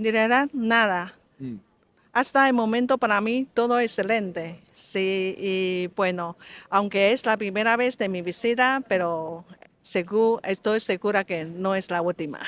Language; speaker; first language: Spanish; non-native, local second language; Chinese